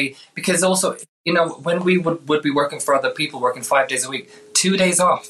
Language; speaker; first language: English; native; English